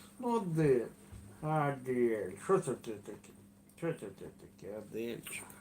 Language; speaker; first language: Russian; native; Russian